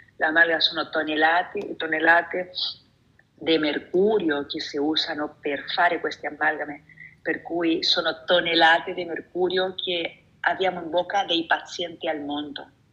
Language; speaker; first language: Italian; non-native, fluent; Spanish